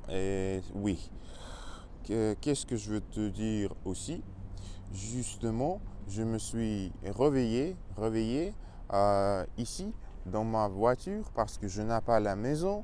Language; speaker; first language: French; non-native, learner; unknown